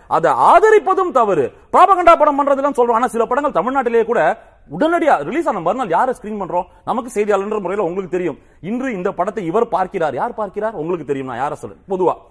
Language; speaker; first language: Tamil; native; Tamil